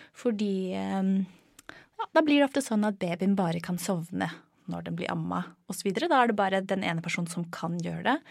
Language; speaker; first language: Norwegian; non-native, fluent; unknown